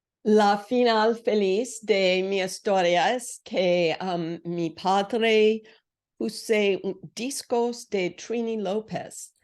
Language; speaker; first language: Spanish; non-native, learner; English